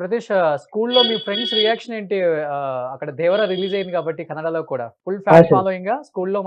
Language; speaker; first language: Telugu; native; Telugu